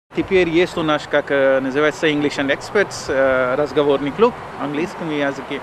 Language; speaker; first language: Russian; non-native, learner; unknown